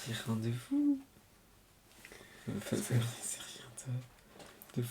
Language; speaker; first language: French; non-native, fluent; Spanish